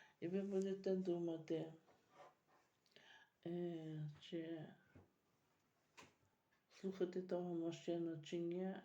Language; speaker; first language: Ukrainian; native; Ukrainian